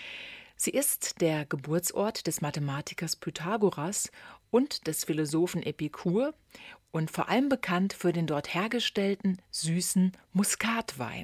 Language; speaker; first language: German; native; German